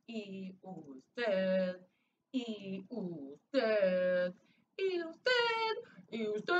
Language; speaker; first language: Spanish; non-native, fluent; English